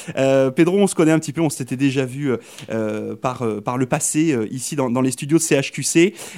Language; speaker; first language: French; native; French